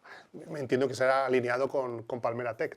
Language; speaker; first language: Spanish; native; Spanish